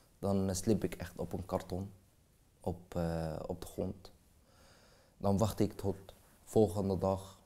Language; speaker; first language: Dutch; non-native, fluent; Arabic